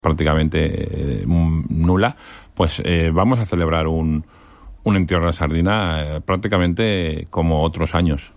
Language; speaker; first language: Spanish; native; Spanish